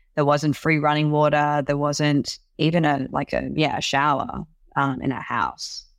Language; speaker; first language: English; non-native, local second language; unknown